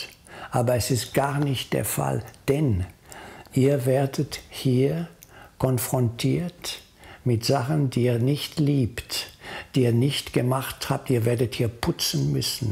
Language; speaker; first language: German; non-native, fluent; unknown